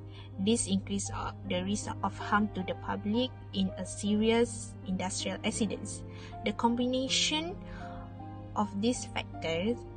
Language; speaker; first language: English; non-native, local second language; Malay